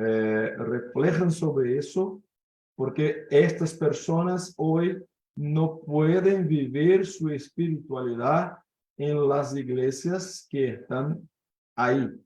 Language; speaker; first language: Spanish; non-native, fluent; Portuguese